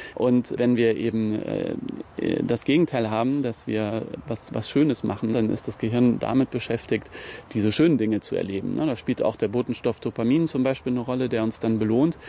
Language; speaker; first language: German; native; German